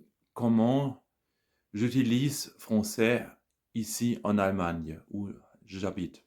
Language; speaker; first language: French; non-native, learner; German